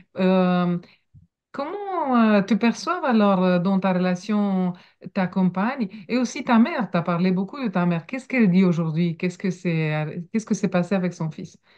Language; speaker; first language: French; non-native, fluent; Romanian